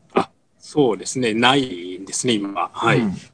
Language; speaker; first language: Japanese; native; Japanese